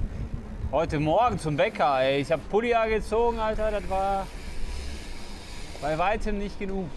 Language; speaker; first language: German; native; German